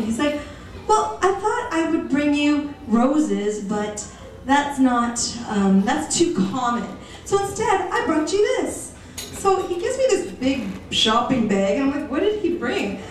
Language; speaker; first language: English; early bilingual, other home language; Greek